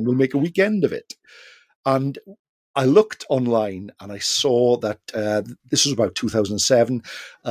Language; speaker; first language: English; native; English